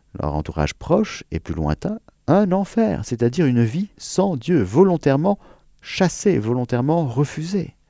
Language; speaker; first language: French; native; French